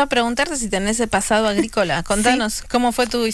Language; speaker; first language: Spanish; native; Spanish